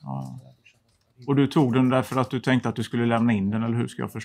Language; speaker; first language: Swedish; native; Swedish